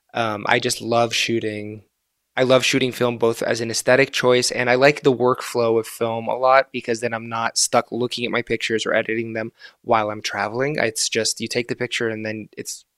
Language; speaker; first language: English; early bilingual, other home language; Arabic